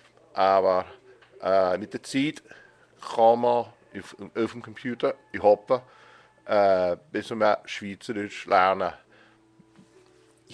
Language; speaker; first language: German; non-native, fluent; English